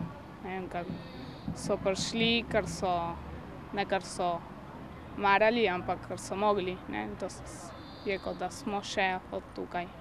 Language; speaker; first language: Slovenian; early bilingual, heritage; Slovenian